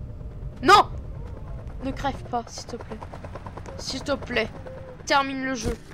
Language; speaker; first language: French; native; French